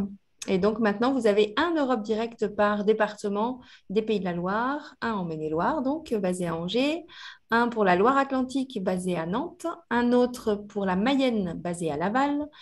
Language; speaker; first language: French; native; French